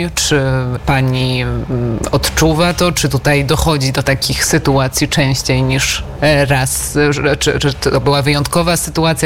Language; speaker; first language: Polish; native; Polish